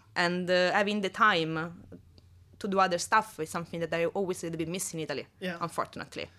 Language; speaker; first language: English; non-native, fluent; Italian